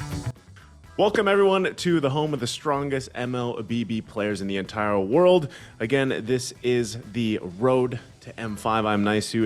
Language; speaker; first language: English; non-native, local second language; Filipino